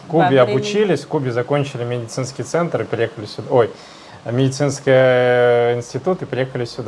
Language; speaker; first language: Russian; native; Russian